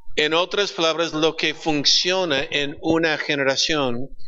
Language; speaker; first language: Spanish; non-native, fluent; English